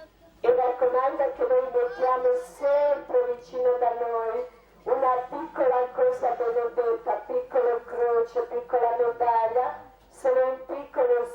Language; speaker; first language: Italian; non-native, learner; Croatian